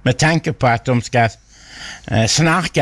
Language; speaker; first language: Swedish; native; Swedish